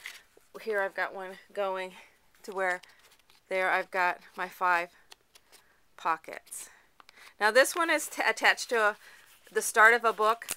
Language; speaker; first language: English; native; English